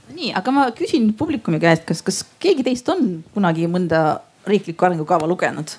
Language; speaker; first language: Estonian; non-native, local second language; Russian